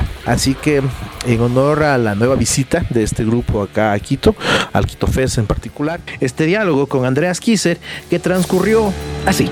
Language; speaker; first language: Spanish; native; Spanish